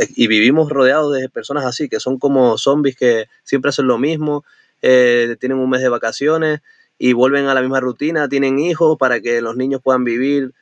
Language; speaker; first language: Spanish; native; Spanish